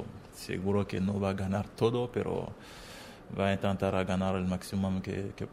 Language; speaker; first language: Spanish; non-native, learner; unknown